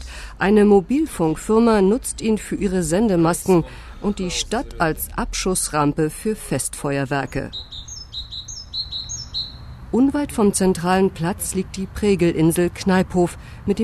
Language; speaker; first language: German; native; German